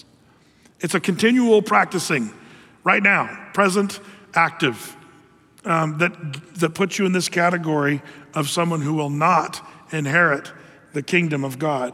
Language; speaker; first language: English; native; English